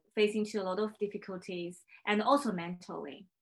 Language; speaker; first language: English; non-native, fluent; Chinese